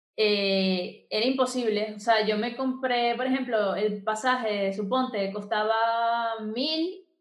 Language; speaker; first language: Spanish; native; Spanish